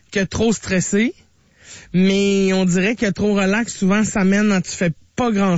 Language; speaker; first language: French; native; French